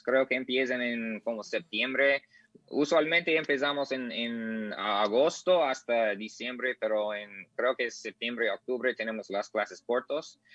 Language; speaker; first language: Spanish; non-native, learner; English